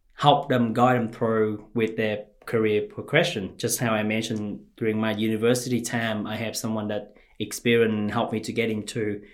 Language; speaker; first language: English; non-native, fluent; Vietnamese